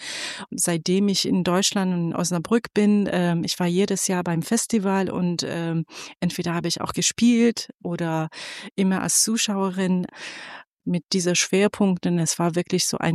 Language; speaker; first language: German; non-native, fluent; Persian